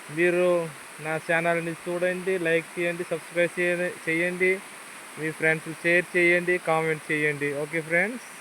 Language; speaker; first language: Telugu; non-native, local second language; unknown